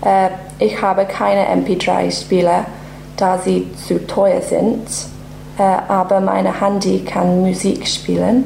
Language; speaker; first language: German; non-native, learner; English